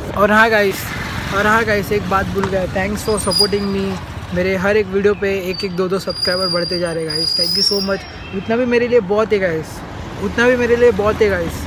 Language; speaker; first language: Hindi; non-native, local second language; Marathi